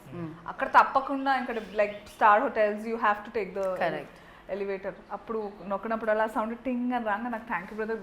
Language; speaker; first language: Telugu; native; Telugu